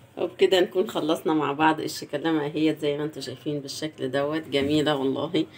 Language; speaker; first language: Arabic; native; Arabic